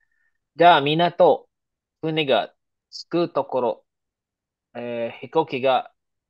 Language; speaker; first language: Japanese; non-native, fluent; Filipino